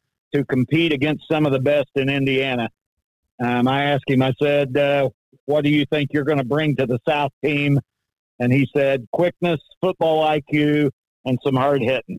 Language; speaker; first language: English; native; English